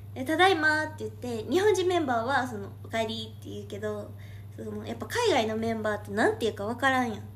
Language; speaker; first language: Japanese; native; Japanese